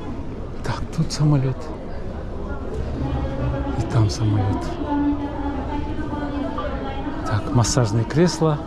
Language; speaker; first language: Russian; non-native, local second language; Kyrgyz